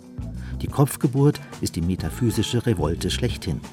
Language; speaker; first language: German; native; German